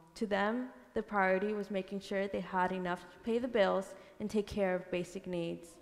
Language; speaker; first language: English; early bilingual, other home language; Spanish